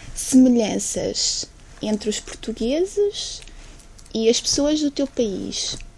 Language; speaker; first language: Portuguese; native; Portuguese